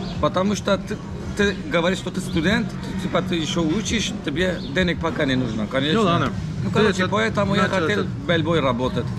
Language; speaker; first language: Russian; non-native, learner; Turkish